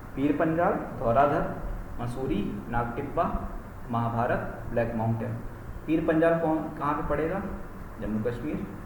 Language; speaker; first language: Hindi; native; Hindi